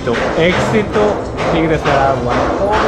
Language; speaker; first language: Spanish; non-native, learner; Japanese